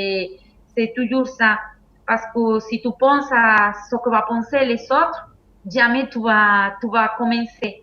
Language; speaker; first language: French; non-native, fluent; Spanish